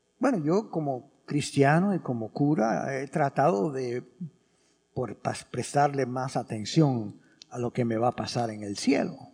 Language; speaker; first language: Spanish; early bilingual, heritage; English